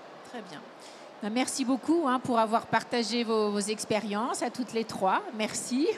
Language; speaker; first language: French; native; French